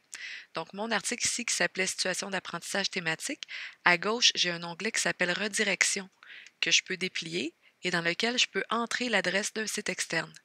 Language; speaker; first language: French; native; French